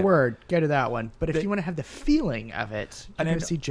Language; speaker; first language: English; native; English